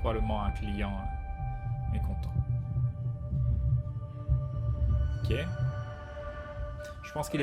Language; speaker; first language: French; native; French